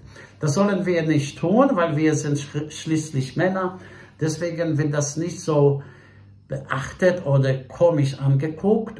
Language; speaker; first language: German; non-native, fluent; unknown